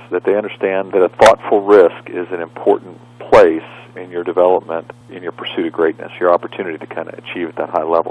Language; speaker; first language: English; native; English